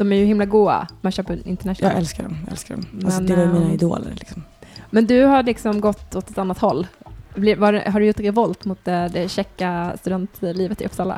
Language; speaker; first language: Swedish; native; Swedish